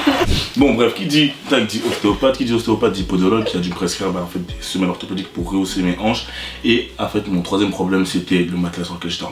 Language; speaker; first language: French; native; French